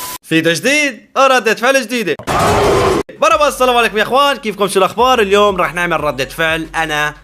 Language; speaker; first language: Arabic; native; Arabic